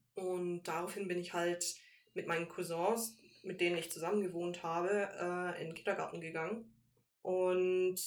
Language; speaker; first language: German; native; German